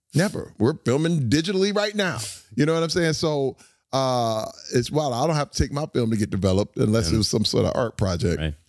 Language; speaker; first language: English; native; English